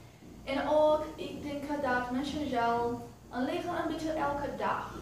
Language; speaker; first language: Dutch; non-native, learner; Portuguese